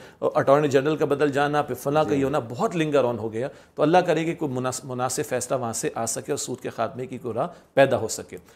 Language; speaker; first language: Urdu; native; Urdu